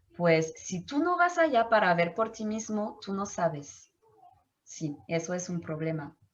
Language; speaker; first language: Spanish; non-native, fluent; French